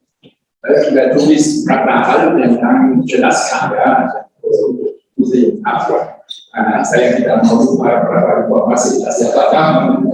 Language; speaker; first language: Indonesian; non-native, learner; German